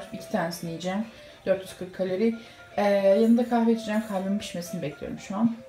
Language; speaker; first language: Turkish; native; Turkish